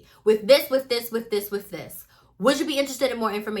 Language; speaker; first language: English; native; English